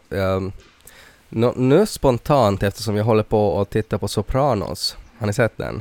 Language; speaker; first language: Swedish; native; Swedish